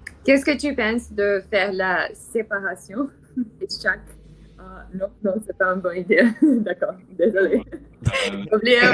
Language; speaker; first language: French; non-native, learner; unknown